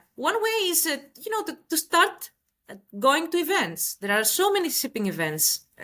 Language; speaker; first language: English; non-native, fluent; Greek